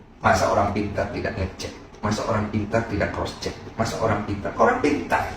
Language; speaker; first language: Indonesian; native; Indonesian